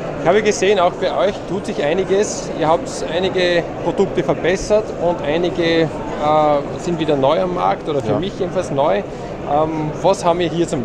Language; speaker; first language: German; native; German